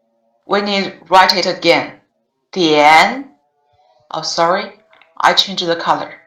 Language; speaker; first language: English; non-native, learner; Chinese